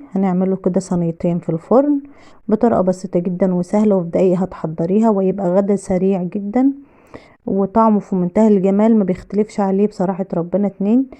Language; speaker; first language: Arabic; native; Arabic